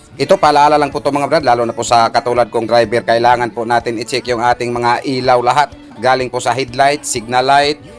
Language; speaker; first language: Filipino; non-native, local second language; Cebuano